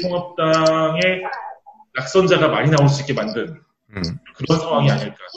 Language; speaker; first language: Korean; native; Korean